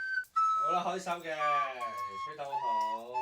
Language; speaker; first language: Cantonese; native; Cantonese